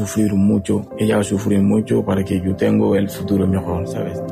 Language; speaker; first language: Spanish; non-native, learner; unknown